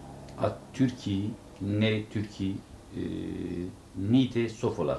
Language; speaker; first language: French; non-native, local second language; Turkish